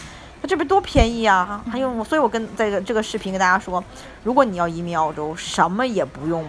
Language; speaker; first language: Chinese; native; Chinese